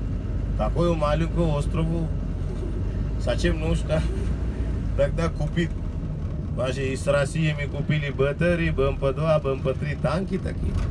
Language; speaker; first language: Russian; non-native, learner; Sinhala